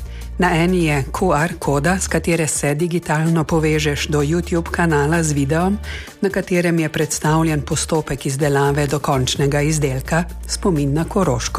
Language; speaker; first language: Slovenian; native; Slovenian